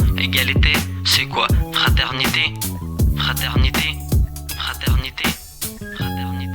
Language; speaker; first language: French; non-native, fluent; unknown